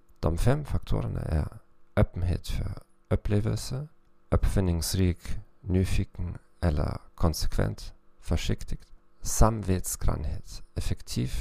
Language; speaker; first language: Swedish; non-native, fluent; German